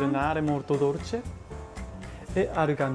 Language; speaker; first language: Italian; non-native, learner; Japanese